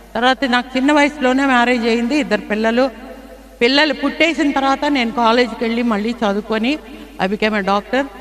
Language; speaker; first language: Telugu; non-native, fluent; Bangla